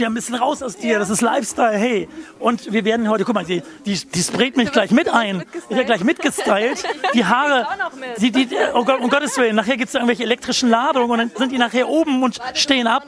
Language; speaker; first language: German; native; German